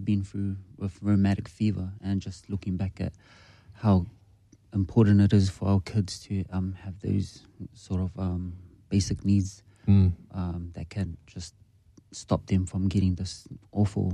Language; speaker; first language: English; native; English